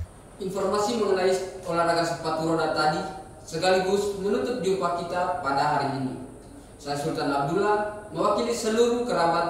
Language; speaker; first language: Indonesian; native; Indonesian